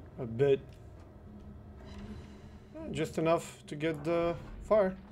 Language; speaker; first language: English; non-native, fluent; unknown